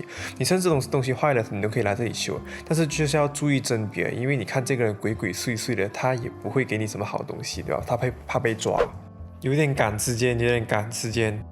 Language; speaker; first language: Chinese; native; Chinese